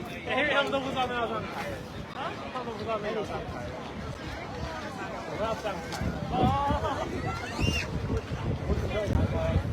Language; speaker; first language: Chinese; native; Chinese